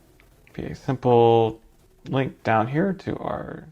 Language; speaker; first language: English; native; English